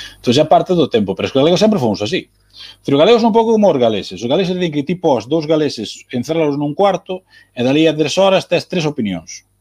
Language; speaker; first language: Galician; native; Galician